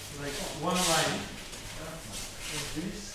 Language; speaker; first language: English; non-native, learner; Russian